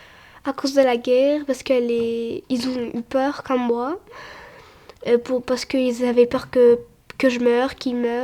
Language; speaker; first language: French; early bilingual, other home language; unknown